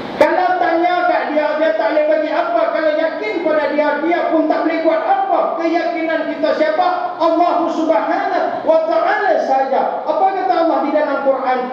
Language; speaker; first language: Malay; non-native, local second language; Tamil